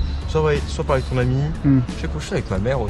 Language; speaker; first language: French; native; French